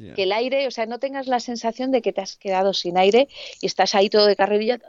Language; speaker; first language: Spanish; native; Spanish